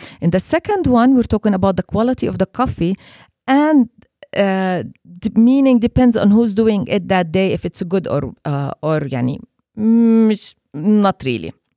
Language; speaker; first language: English; non-native, fluent; Arabic